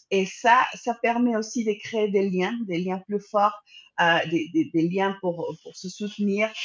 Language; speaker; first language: French; non-native, fluent; Spanish